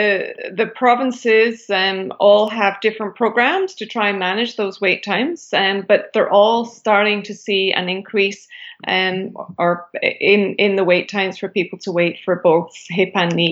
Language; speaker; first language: English; native; English